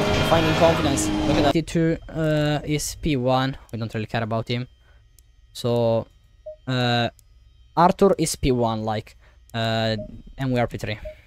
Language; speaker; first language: English; non-native, fluent; Italian